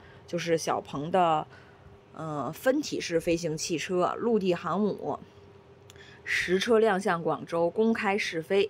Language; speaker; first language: Chinese; native; Chinese